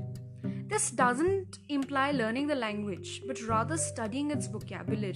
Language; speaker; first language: English; non-native, local second language; Odia